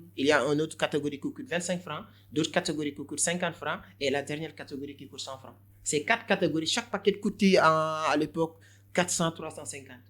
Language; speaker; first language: French; non-native, local second language; Wolof